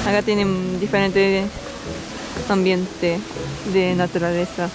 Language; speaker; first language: Spanish; non-native, learner; Japanese